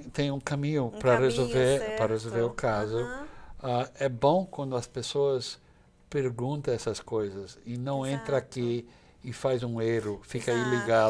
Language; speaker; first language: Portuguese; non-native, fluent; English